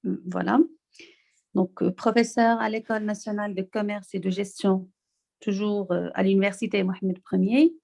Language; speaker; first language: French; non-native, local second language; Arabic